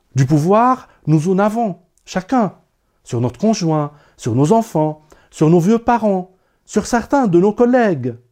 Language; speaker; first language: French; non-native, local second language; Arabic